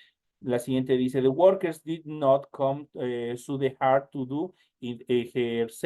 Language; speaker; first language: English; non-native, learner; Spanish